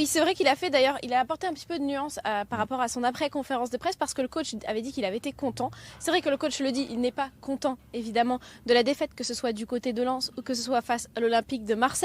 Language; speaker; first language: French; native; French